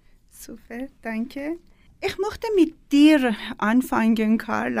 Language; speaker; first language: German; non-native, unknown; Persian